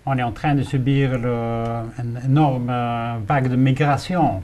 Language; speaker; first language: French; non-native, fluent; Swedish